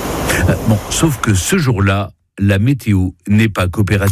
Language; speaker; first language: French; native; French